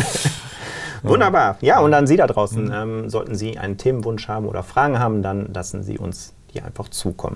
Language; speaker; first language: German; native; German